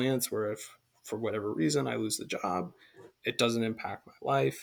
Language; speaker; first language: English; native; English